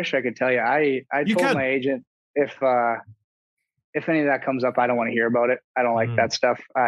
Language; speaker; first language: English; native; English